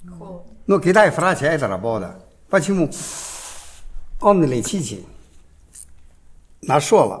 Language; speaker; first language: Russian; non-native, learner; Chinese